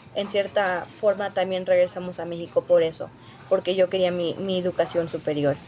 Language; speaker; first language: Spanish; early bilingual, heritage; Spanish